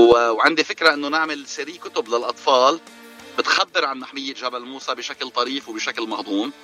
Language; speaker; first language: Arabic; native; Arabic